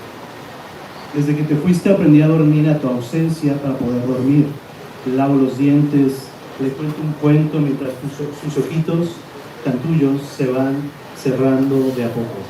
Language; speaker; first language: Spanish; native; Spanish